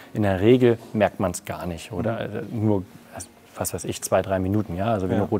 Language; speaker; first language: German; native; German